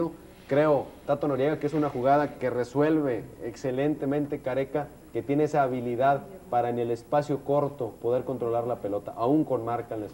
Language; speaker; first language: Spanish; native; Spanish